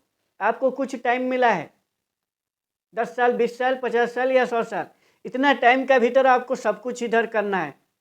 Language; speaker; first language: Hindi; non-native, local second language; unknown